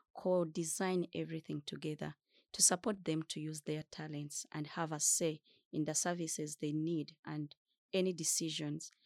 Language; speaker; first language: English; non-native, fluent; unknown